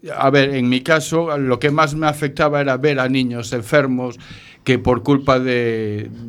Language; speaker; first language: Spanish; native; Spanish